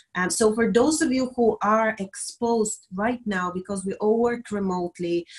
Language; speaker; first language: English; non-native, fluent; Bulgarian